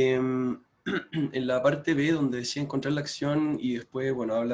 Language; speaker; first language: Spanish; native; Spanish